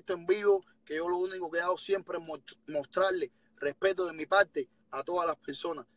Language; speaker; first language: Spanish; native; Spanish